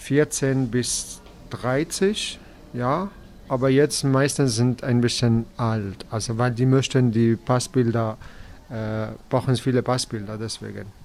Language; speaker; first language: German; non-native, fluent; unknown